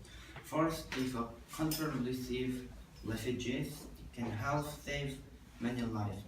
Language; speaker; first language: English; non-native, learner; Korean